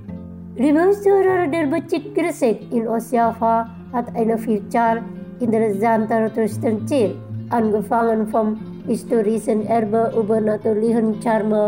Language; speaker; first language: German; non-native, fluent; Indonesian